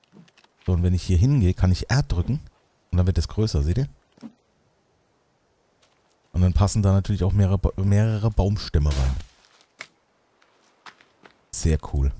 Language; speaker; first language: German; native; German